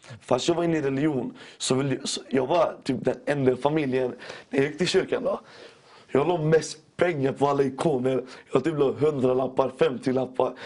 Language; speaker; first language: Swedish; early bilingual, other home language; Macedonian